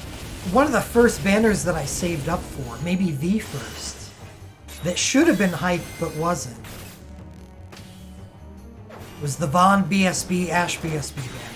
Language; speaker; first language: English; native; English